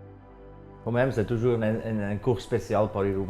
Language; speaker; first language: French; non-native, local second language; German